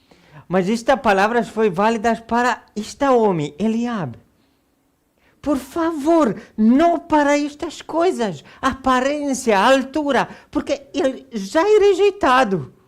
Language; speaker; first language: Portuguese; non-native, fluent; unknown